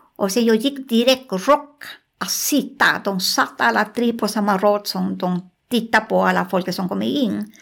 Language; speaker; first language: Swedish; non-native, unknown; Spanish